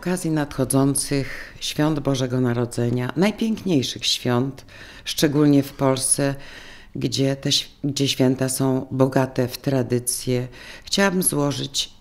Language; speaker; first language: Polish; native; Polish